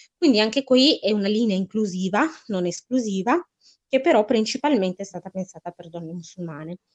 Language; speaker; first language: Italian; early bilingual, other home language; Arabic